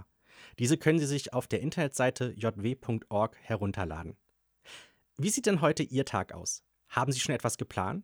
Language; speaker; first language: German; native; German